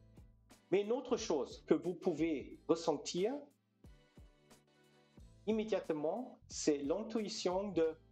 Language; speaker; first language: French; non-native, fluent; German